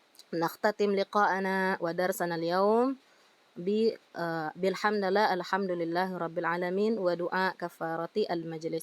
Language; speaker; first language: Arabic; non-native, fluent; Indonesian